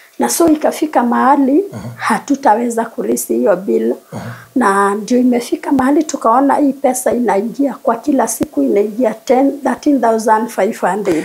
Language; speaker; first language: Swahili; non-native, local second language; Kikuyu